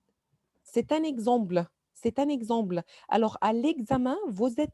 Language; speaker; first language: French; non-native, fluent; Arabic